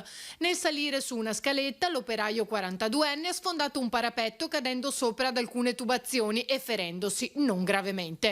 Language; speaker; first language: Italian; native; Italian